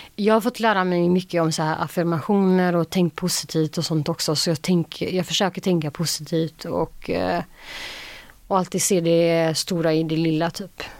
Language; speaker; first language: Swedish; early bilingual, other home language; Albanian